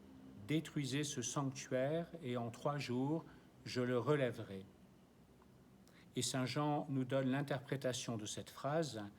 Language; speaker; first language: French; native; French